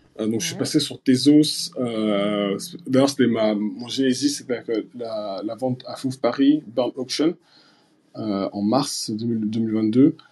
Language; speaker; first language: French; early bilingual, other home language; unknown